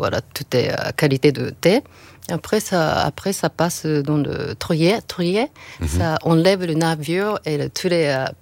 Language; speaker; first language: French; non-native, learner; Japanese